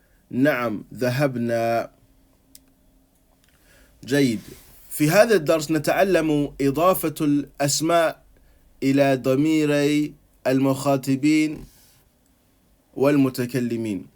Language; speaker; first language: Arabic; non-native, fluent; English